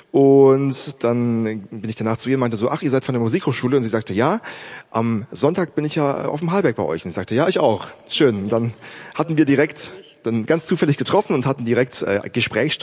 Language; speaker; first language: German; native; German